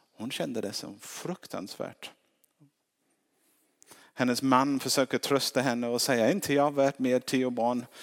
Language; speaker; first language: Swedish; non-native, fluent; English